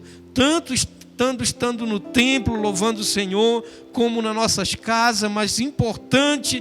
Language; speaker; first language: Portuguese; native; Portuguese